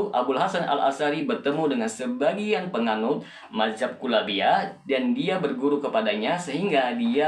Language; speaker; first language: Indonesian; native; Indonesian